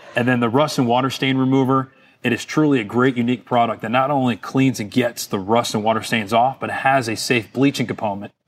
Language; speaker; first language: English; native; English